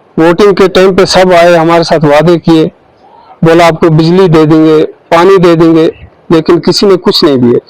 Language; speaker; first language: Urdu; non-native, local second language; Kashmiri